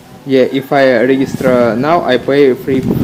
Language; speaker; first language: English; non-native, learner; Russian